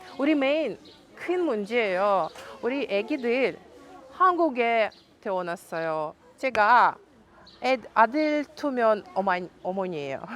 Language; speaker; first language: Korean; non-native, learner; Russian